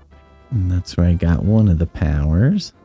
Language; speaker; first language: English; native; English